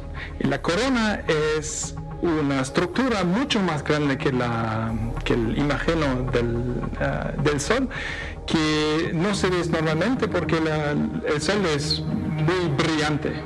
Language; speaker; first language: Spanish; non-native, fluent; French